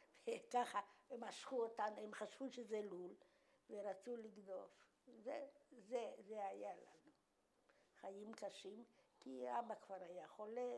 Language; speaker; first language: Hebrew; non-native, fluent; Polish